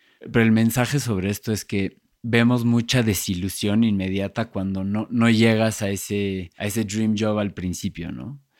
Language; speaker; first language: Spanish; native; Spanish